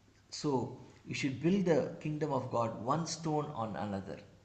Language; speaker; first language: English; non-native, local second language; Tamil